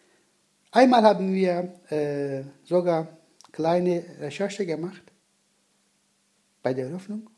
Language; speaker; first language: German; non-native, learner; Turkish